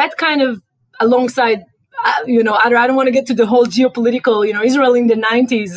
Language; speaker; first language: English; non-native, fluent; Hebrew